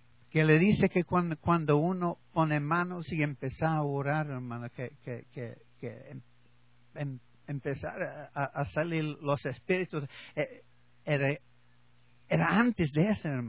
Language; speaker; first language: Spanish; non-native, learner; English